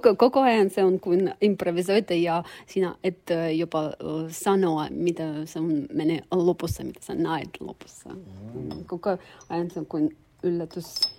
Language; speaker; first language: Finnish; non-native, learner; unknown